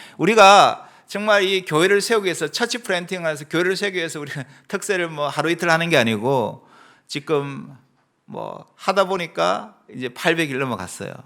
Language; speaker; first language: Korean; native; Korean